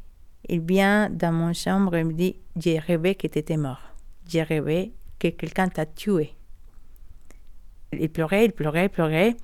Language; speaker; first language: French; non-native, learner; Spanish